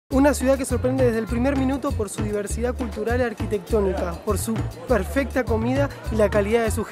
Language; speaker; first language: Spanish; native; Spanish